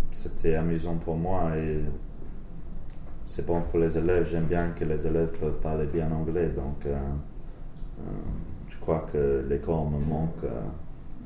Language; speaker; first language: French; non-native, learner; English